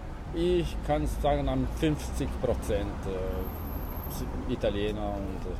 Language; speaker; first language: German; non-native, local second language; Italian